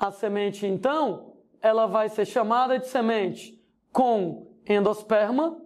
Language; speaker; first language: Portuguese; native; Portuguese